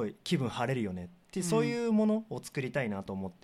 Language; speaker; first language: Japanese; native; Japanese